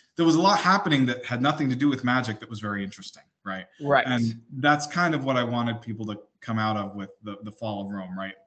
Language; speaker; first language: English; native; English